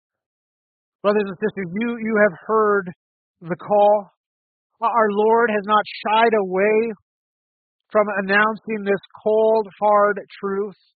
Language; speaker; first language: English; native; English